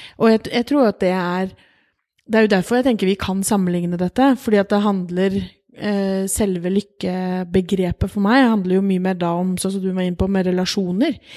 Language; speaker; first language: Norwegian; native; Norwegian